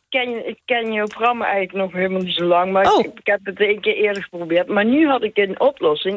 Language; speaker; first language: Dutch; native; Dutch